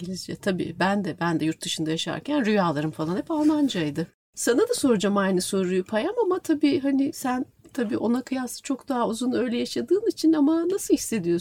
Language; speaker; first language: Turkish; native; Turkish